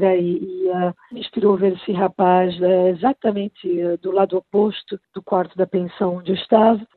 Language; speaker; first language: Portuguese; native; Portuguese